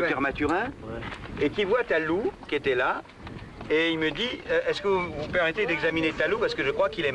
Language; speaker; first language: French; native; French